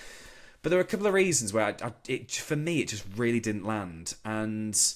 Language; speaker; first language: English; native; English